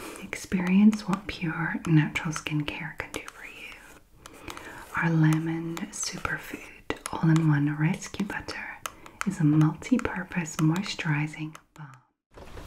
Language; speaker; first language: English; native; English